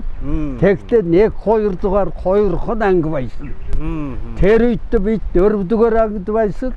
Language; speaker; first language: Mongolian; non-native, local second language; Kazakh